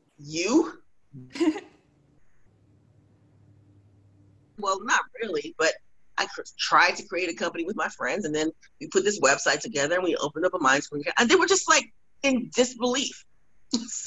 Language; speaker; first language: English; native; English